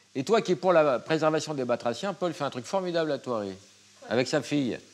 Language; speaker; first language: French; native; French